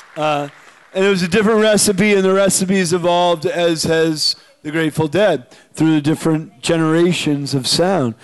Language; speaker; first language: English; native; English